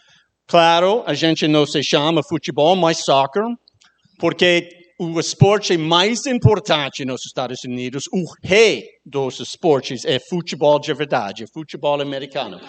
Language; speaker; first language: Portuguese; non-native, learner; English